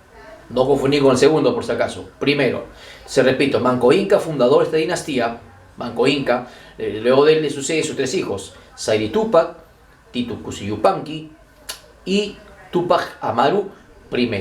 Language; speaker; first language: Spanish; native; Spanish